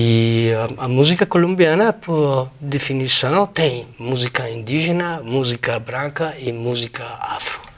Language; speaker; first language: Portuguese; non-native, fluent; Spanish